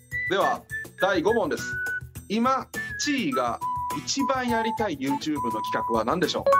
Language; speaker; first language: Japanese; native; Japanese